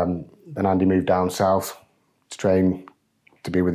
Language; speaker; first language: English; native; English